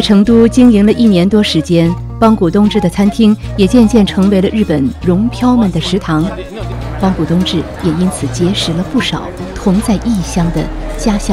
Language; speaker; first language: Chinese; native; Chinese